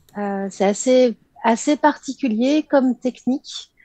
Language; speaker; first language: French; native; French